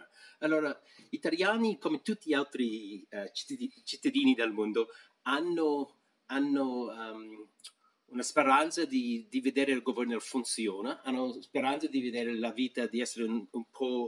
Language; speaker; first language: Italian; non-native, fluent; English